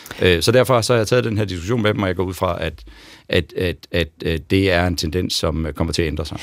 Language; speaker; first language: Danish; native; Danish